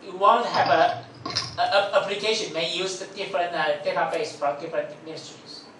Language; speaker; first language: English; non-native, fluent; Chinese